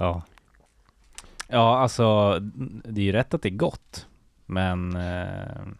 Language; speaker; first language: Swedish; native; Swedish